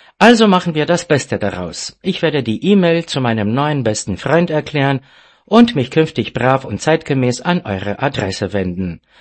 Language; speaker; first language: German; non-native, fluent; Romanian